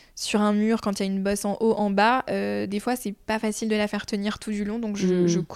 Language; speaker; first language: French; native; French